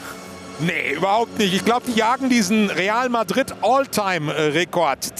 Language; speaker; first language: German; native; German